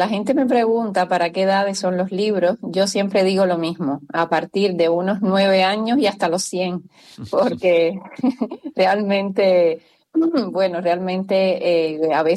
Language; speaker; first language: Spanish; native; Spanish